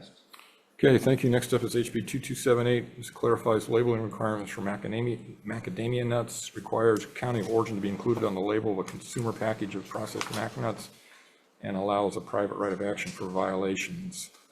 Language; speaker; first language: English; native; English